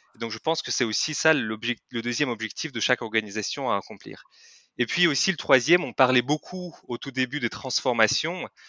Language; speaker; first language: French; non-native, fluent; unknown